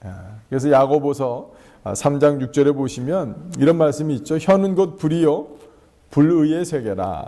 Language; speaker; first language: Korean; native; Korean